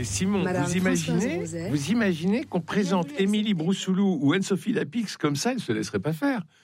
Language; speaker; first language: French; native; French